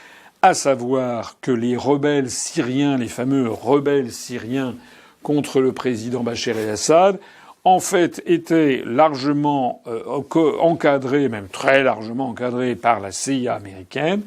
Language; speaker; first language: French; native; French